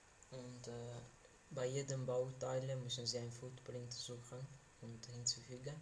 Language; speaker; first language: German; non-native, learner; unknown